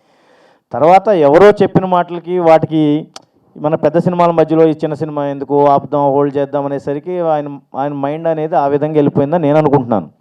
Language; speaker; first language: Telugu; native; Telugu